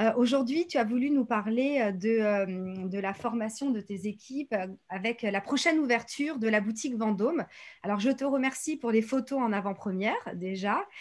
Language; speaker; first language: French; native; French